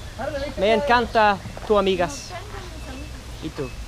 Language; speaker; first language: Spanish; non-native, learner; English